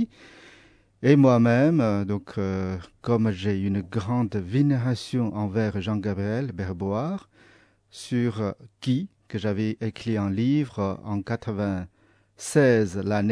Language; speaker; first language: French; non-native, fluent; Chinese